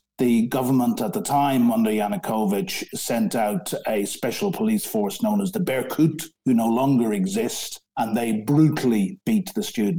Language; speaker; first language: English; native; English